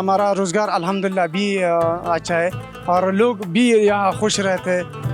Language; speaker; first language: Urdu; non-native, local second language; Pashto